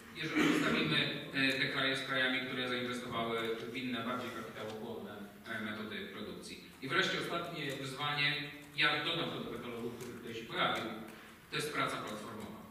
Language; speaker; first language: Polish; native; Polish